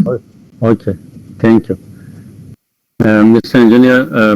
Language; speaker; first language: English; non-native, fluent; Persian